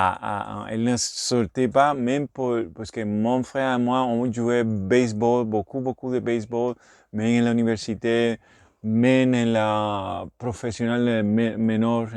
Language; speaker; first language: French; non-native, learner; Spanish